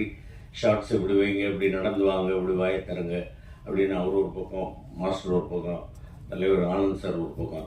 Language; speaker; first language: Tamil; native; Tamil